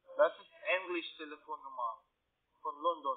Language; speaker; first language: German; non-native, learner; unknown